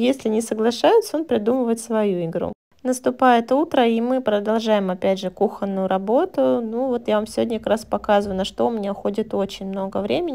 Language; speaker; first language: Russian; native; Russian